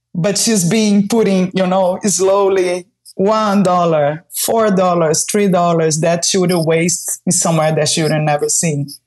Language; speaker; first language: English; non-native, fluent; Portuguese